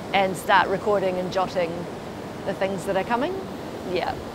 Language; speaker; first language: English; native; English